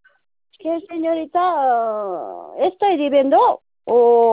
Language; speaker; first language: Spanish; non-native, local second language; Quechua